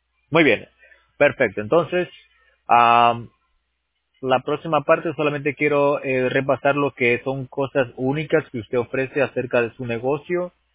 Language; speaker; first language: Spanish; native; Spanish